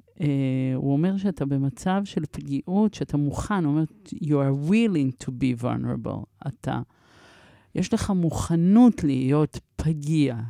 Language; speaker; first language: Hebrew; early bilingual, other home language; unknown